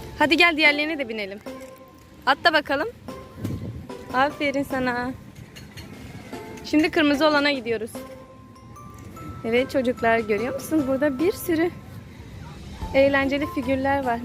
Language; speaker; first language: Turkish; native; Turkish